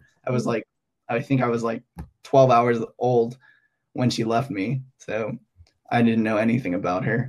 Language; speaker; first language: English; native; English